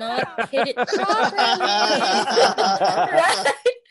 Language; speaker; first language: English; non-native, local second language; Filipino